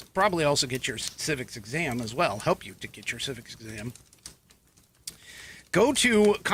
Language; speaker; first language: English; native; English